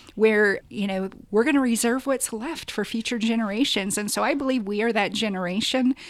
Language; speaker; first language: English; native; English